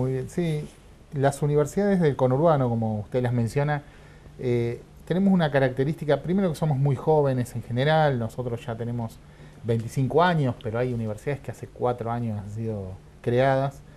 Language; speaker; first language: Spanish; native; Spanish